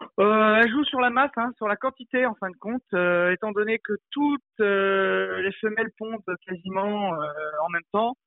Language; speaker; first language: French; native; French